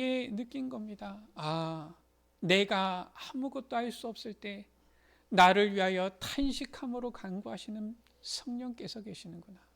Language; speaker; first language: Korean; native; Korean